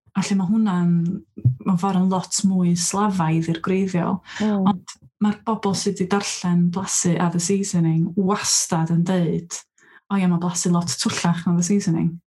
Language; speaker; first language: Welsh; native; Welsh